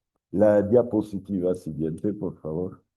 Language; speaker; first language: Spanish; non-native, fluent; French